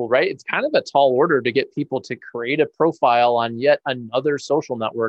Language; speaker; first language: English; native; English